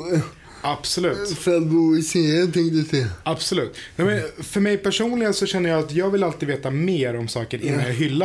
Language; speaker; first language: Swedish; native; Swedish